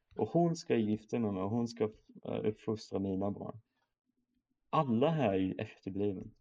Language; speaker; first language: Swedish; early bilingual, other home language; German